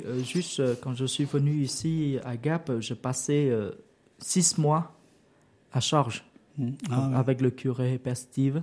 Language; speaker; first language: French; non-native, learner; Vietnamese